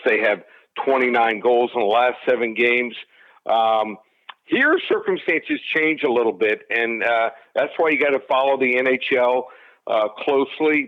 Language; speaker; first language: English; native; English